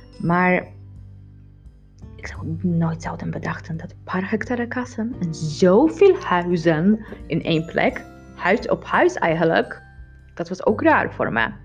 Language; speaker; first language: Dutch; non-native, learner; Polish